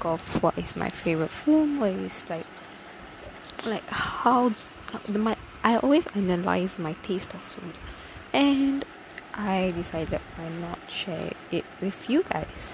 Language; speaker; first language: English; non-native, local second language; Tamil